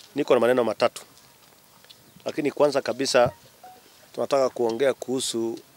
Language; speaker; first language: Swahili; non-native, local second language; Kalenjin